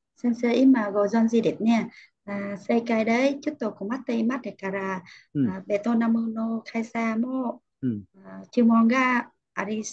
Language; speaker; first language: Japanese; non-native, learner; Vietnamese